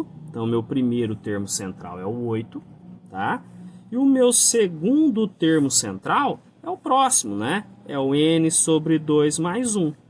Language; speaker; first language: Portuguese; native; Portuguese